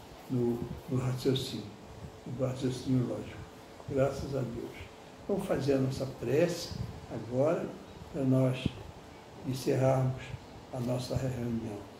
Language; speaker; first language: Portuguese; native; Portuguese